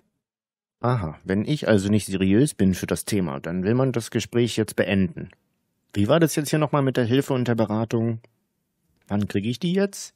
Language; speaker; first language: German; native; German